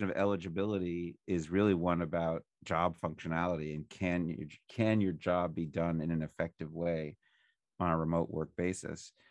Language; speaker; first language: English; native; English